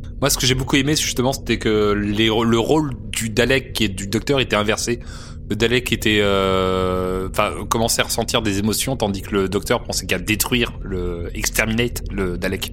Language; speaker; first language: French; native; French